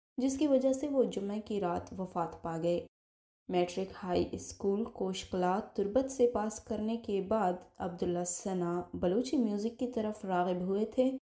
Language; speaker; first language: Urdu; non-native, local second language; Baluchi